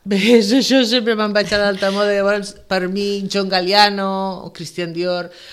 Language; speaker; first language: Catalan; non-native, local second language; Spanish